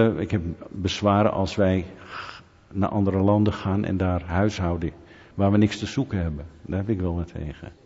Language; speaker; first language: Dutch; native; Dutch